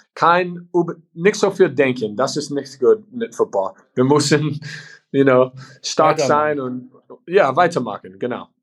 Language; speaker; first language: German; non-native, learner; English